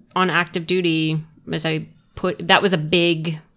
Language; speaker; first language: English; native; English